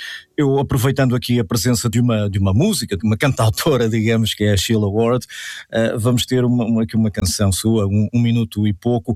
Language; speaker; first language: Portuguese; native; Portuguese